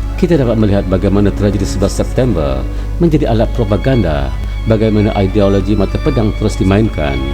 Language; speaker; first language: Malay; native; Malay